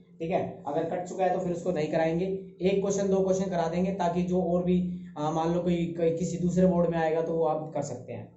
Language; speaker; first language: Hindi; native; Hindi